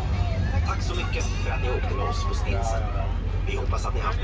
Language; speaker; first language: Swedish; native; Swedish